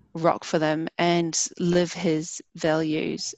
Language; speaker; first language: English; native; English